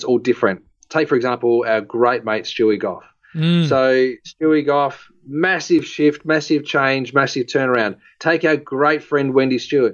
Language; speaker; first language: English; native; English